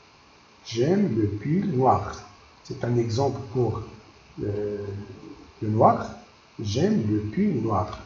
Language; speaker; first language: French; non-native, local second language; Arabic